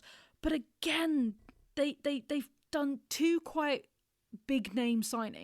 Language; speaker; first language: English; native; English